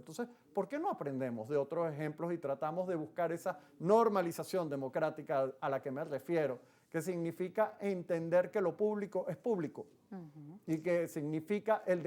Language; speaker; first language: Spanish; native; Spanish